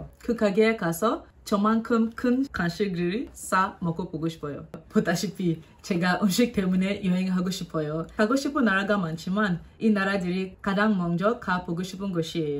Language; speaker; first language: Korean; non-native, learner; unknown